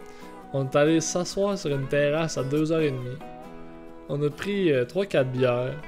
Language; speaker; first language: French; native; French